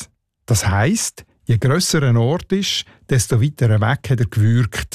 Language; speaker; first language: German; native; German